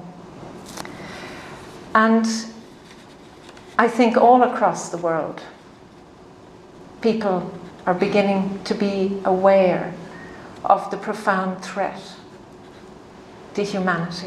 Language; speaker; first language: English; native; English